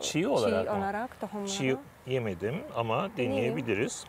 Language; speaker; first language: Turkish; native; Turkish